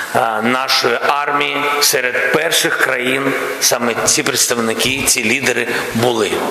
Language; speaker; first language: Ukrainian; non-native, local second language; Russian